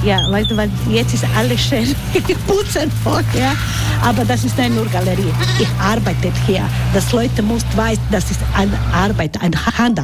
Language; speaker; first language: German; non-native, learner; Croatian